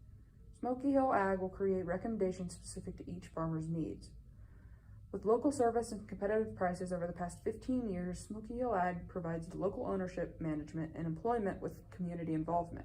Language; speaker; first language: English; native; English